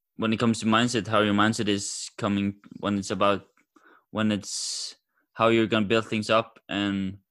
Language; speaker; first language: English; non-native, fluent; Norwegian